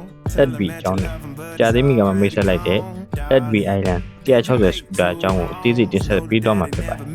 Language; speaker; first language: Burmese; native; Burmese